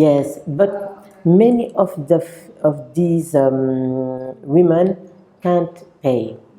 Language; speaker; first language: English; non-native, local second language; French